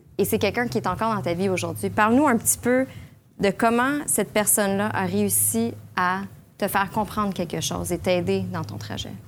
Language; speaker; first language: French; native; French